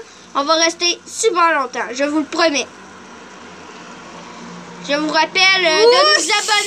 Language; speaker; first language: French; native; French